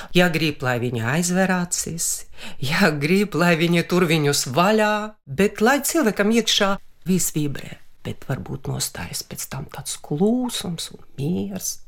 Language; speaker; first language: Latvian; non-native, local second language; Russian